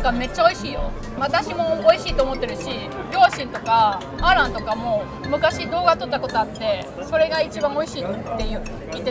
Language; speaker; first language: Japanese; non-native, fluent; German